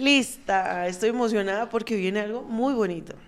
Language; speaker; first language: Spanish; native; Spanish